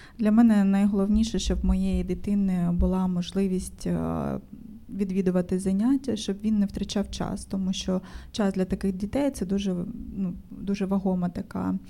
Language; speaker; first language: Ukrainian; native; Ukrainian